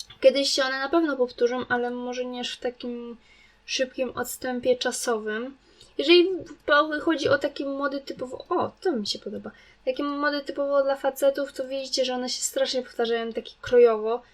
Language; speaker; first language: Polish; native; Polish